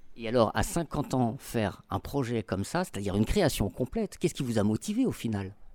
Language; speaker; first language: French; native; French